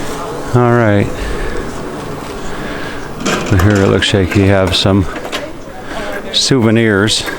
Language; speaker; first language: English; native; English